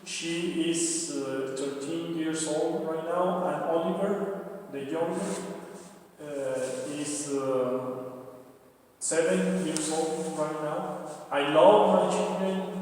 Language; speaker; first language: English; non-native, learner; Spanish